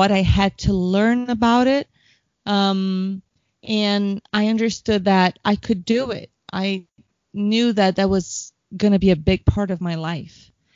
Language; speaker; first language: English; non-native, fluent; Portuguese